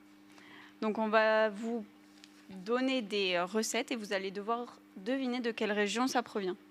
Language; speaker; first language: French; native; French